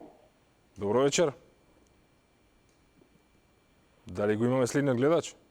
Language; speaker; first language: Macedonian; native; Macedonian